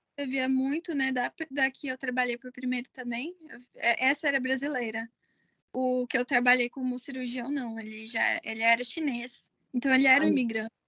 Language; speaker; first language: Portuguese; native; Portuguese